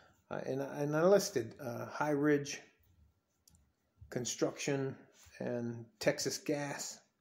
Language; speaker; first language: English; native; English